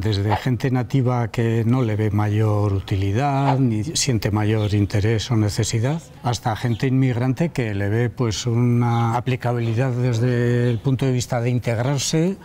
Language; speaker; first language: Spanish; native; Spanish